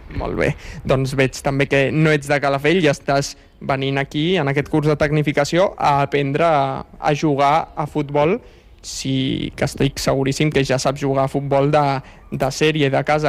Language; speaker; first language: Catalan; native; Catalan